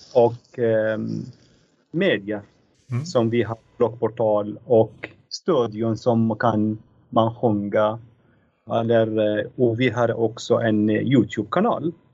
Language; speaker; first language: Swedish; non-native, fluent; Arabic